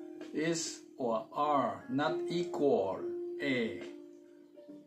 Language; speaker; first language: English; non-native, learner; Thai